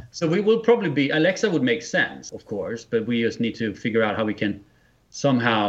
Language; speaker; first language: English; non-native, fluent; Swedish